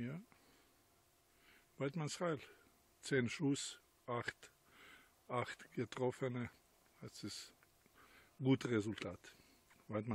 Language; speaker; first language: German; non-native, learner; Croatian